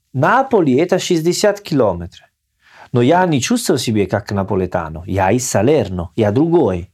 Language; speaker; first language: Russian; non-native, learner; Italian